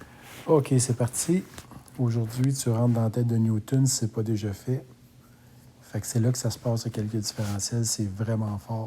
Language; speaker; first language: French; native; French